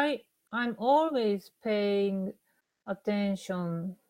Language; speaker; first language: English; non-native, learner; Japanese